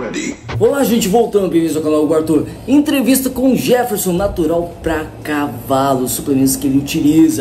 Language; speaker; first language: Portuguese; native; Portuguese